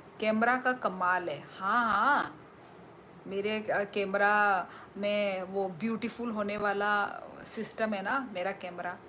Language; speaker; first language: Hindi; non-native, local second language; Kok Borok